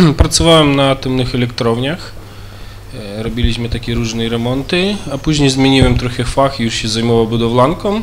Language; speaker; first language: Polish; early bilingual, other home language; Ukrainian